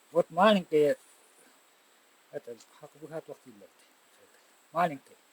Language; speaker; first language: Russian; non-native, local second language; Yakut